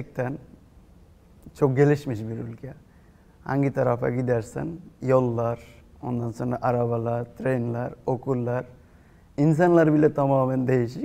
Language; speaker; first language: Turkish; non-native, fluent; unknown